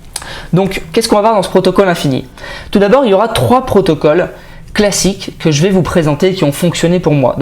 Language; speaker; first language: French; native; French